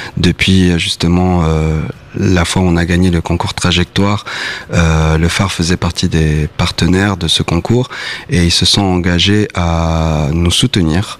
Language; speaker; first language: French; non-native, fluent; Spanish